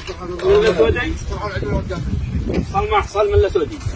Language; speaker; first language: Arabic; native; Arabic